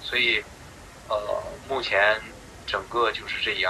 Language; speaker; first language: Chinese; native; Chinese